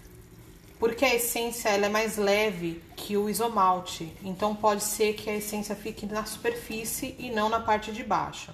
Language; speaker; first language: Portuguese; native; Portuguese